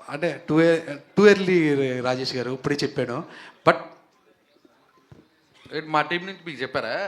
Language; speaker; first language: Telugu; native; Telugu